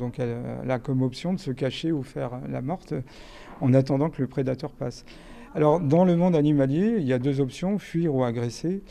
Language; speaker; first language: French; native; French